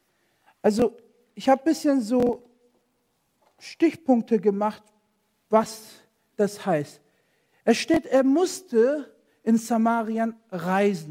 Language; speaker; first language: German; non-native, fluent; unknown